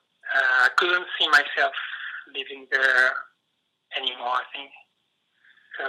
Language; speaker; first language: English; non-native, fluent; French